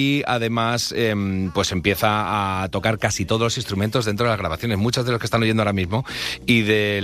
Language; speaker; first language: Spanish; native; Spanish